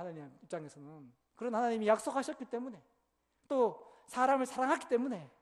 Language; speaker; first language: Korean; native; Korean